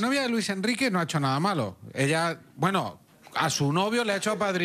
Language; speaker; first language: Spanish; native; Spanish